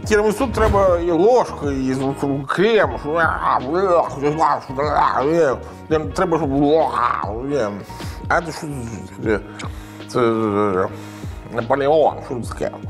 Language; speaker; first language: Ukrainian; non-native, learner; Italian